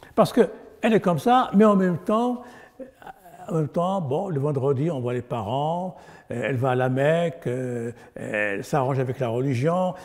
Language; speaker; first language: French; non-native, local second language; Arabic